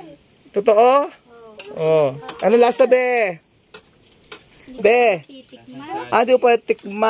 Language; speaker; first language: Filipino; native; Filipino